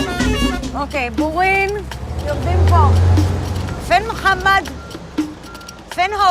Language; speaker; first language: Hebrew; native; Hebrew